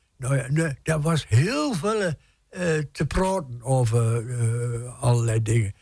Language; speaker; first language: Dutch; native; Dutch